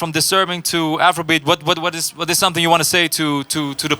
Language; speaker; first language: English; non-native, fluent; Dutch